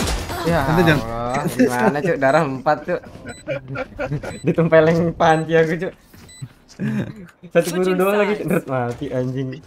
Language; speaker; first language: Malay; non-native, local second language; Javanese